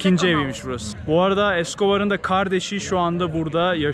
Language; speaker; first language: Turkish; native; Turkish